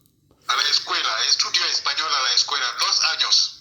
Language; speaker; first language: Spanish; non-native, learner; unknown